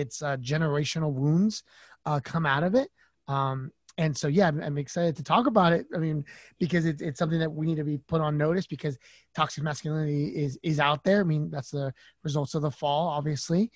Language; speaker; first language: English; native; English